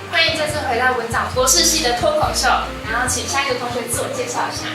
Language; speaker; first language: Chinese; native; Chinese